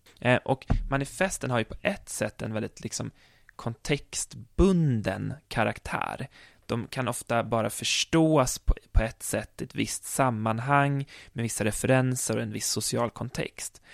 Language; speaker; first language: Swedish; native; Swedish